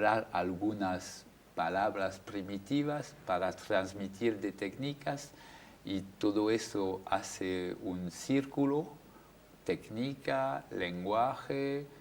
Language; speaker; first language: Spanish; non-native, fluent; French